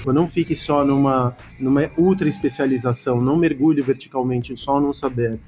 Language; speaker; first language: Portuguese; early bilingual, other home language; Spanish